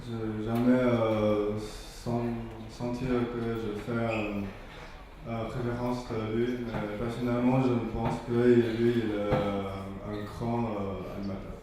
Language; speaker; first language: French; non-native, learner; Chinese